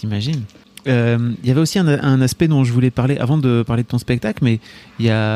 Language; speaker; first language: French; native; French